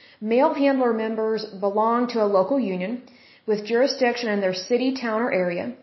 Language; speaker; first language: English; native; English